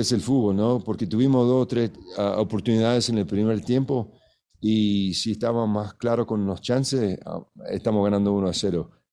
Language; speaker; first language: Spanish; early bilingual, heritage; Spanish